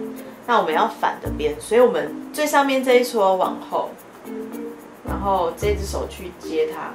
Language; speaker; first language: Chinese; native; Chinese